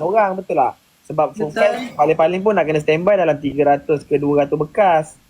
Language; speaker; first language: Malay; native; Malay